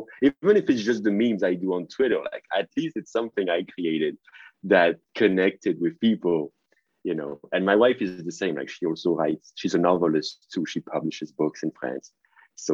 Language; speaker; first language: English; non-native, fluent; French